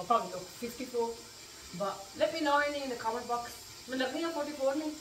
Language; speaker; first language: English; early bilingual, other home language; Punjabi